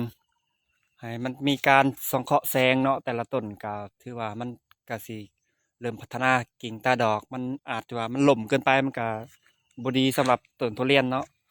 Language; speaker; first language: Thai; non-native, local second language; Northeastern Thai